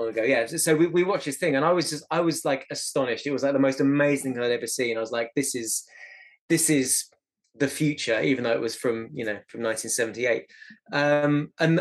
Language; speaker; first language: English; native; English